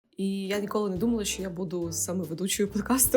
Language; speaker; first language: Ukrainian; non-native, local second language; Russian